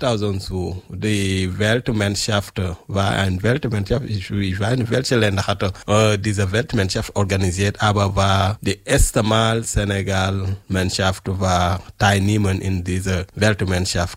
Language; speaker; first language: German; non-native, learner; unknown